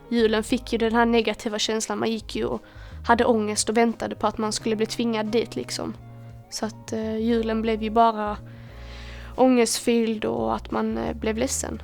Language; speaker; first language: Swedish; native; Swedish